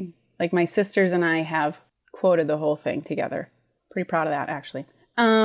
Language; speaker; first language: English; native; English